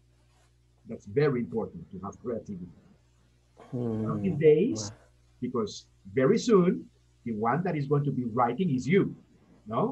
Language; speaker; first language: English; non-native, fluent; Spanish